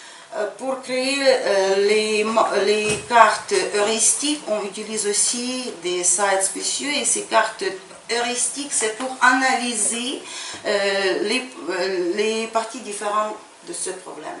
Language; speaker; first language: French; non-native, fluent; Ukrainian